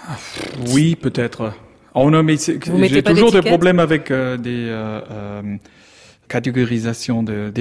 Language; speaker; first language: French; non-native, learner; German